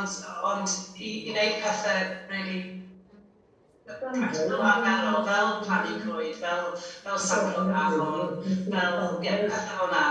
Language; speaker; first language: Welsh; non-native, fluent; English